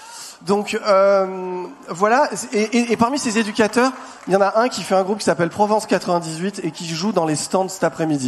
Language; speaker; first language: French; native; French